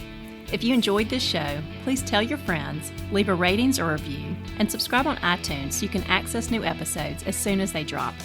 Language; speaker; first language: English; native; English